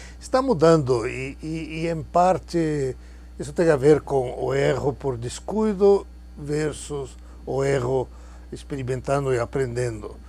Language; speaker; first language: Portuguese; non-native, fluent; Spanish